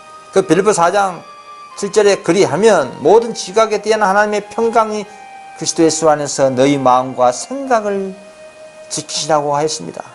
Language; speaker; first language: Korean; native; Korean